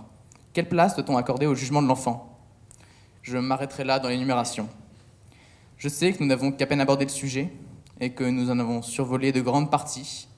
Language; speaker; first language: French; native; French